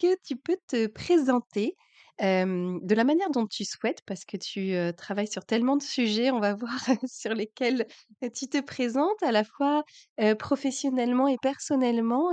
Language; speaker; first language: French; native; French